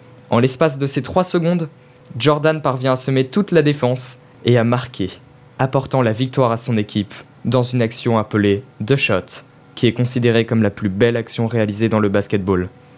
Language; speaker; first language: French; native; French